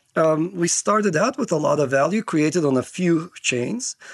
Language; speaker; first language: English; non-native, fluent; Turkish